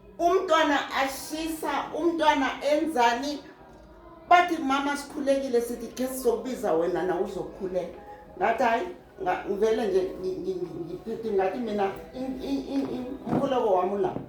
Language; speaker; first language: Zulu; native; Zulu